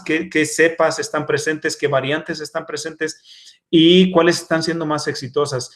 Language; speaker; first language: Spanish; native; Spanish